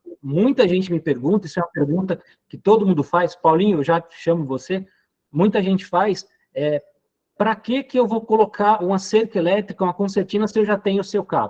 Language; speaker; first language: Portuguese; native; Portuguese